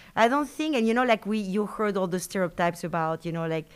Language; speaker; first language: English; non-native, fluent; Spanish